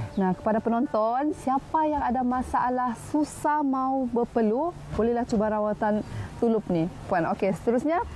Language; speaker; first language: Malay; native; Malay